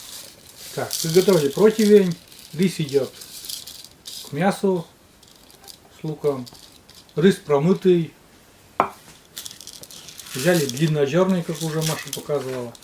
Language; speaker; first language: Russian; native; Russian